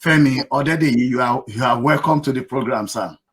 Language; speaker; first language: English; non-native, local second language; Yoruba